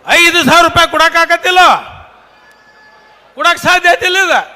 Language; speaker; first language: Kannada; native; Kannada